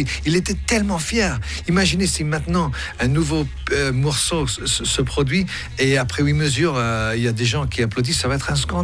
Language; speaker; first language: French; non-native, fluent; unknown